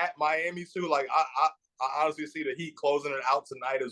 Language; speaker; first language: English; native; English